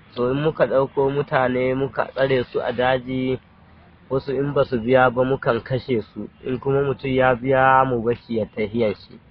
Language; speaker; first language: Hausa; non-native, local second language; Fula